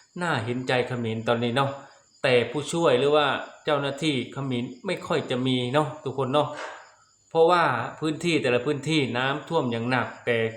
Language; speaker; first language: Thai; non-native, local second language; Lao